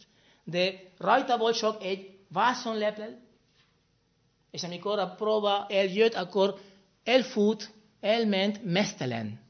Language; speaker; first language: Hungarian; non-native, fluent; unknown